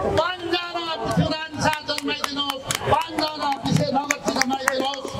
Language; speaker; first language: Nepali; native; Nepali